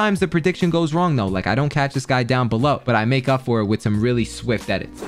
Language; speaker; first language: English; native; English